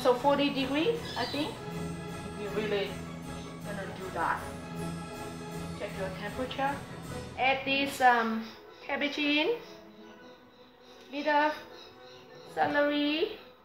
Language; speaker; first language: English; non-native, fluent; Vietnamese